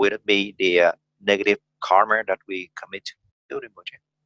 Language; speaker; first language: English; non-native, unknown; Vietnamese